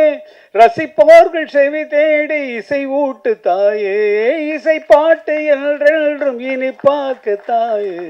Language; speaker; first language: Tamil; native; Tamil